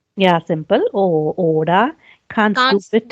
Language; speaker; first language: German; non-native, fluent; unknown